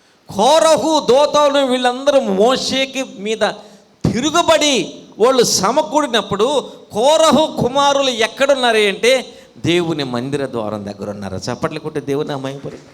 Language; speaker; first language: Telugu; native; Telugu